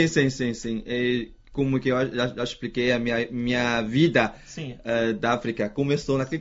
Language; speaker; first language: Portuguese; non-native, fluent; Chinese